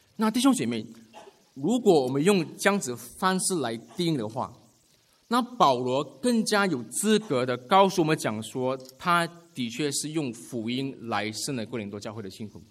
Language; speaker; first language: Chinese; native; Chinese